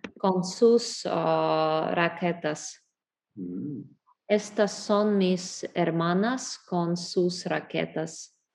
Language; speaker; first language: Spanish; non-native, learner; English